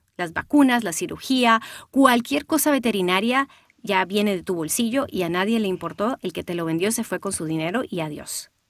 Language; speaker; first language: Spanish; early bilingual, heritage; Spanish